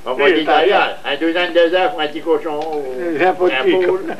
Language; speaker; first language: French; native; French